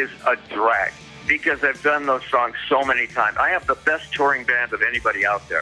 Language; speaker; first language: English; native; English